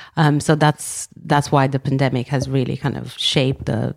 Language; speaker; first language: English; early bilingual, other home language; Romanian